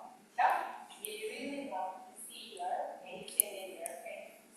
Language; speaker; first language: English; non-native, learner; Korean